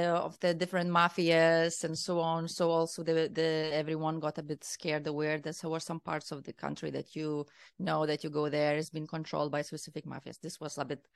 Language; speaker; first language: English; non-native, fluent; Lithuanian